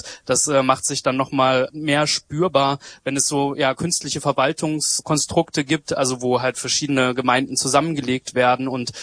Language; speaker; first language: German; native; German